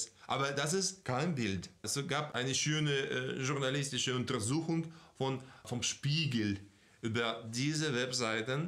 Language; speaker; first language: German; non-native, fluent; Russian